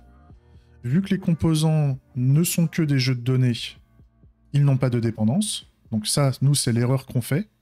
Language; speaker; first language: French; native; French